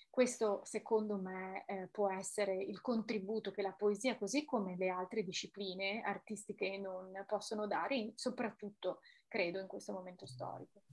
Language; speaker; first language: Italian; native; Italian